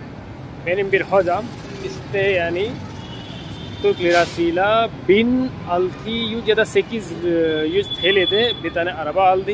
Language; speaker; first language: Turkish; non-native, fluent; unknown